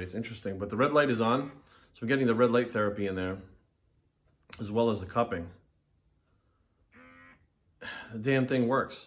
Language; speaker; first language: English; native; English